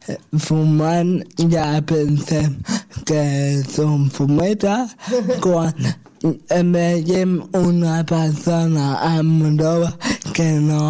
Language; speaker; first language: Catalan; non-native, local second language; Spanish